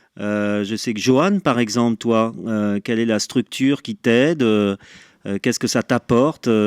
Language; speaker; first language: French; native; French